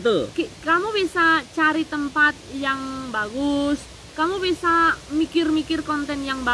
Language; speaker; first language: Indonesian; non-native, fluent; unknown